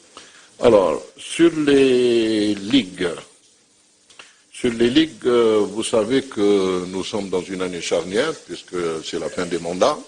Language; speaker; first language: French; non-native, local second language; Arabic